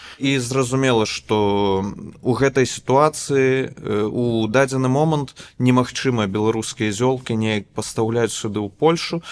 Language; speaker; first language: Belarusian; native; Belarusian